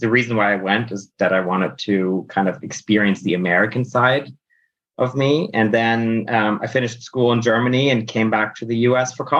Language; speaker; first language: English; non-native, fluent; German